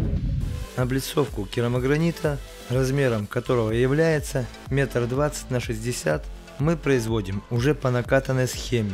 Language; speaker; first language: Russian; native; Russian